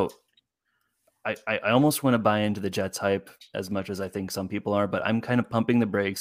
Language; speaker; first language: English; native; English